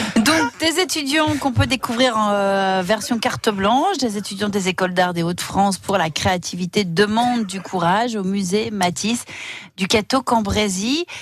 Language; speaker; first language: French; native; French